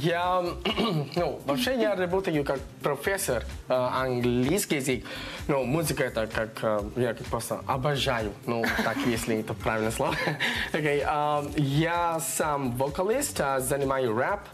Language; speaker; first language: Russian; non-native, learner; English